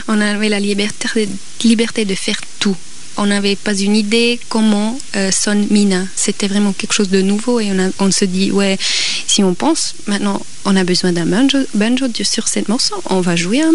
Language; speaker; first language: French; non-native, local second language; German